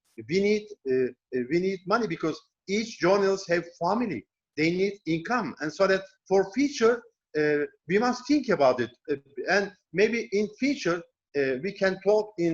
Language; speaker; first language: English; non-native, learner; Turkish